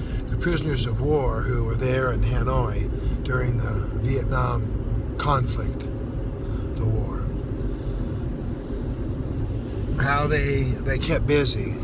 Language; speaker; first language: English; native; English